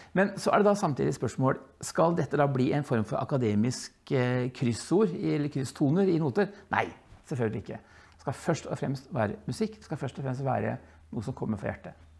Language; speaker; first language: Norwegian; early bilingual, other home language; Dutch